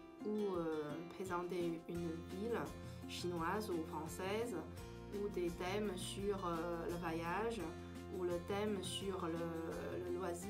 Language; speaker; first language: French; non-native, fluent; Chinese